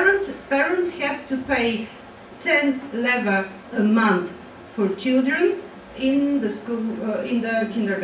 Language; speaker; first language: English; non-native, fluent; Bulgarian